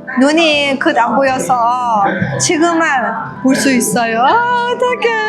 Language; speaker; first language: Korean; non-native, learner; Persian